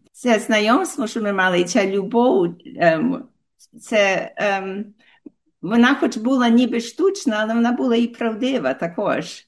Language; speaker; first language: Ukrainian; early bilingual, heritage; Ukrainian